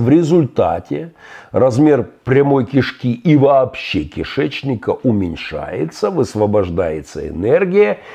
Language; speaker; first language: Russian; native; Russian